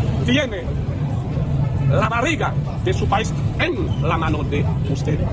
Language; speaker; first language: Spanish; non-native, learner; Haitian Creole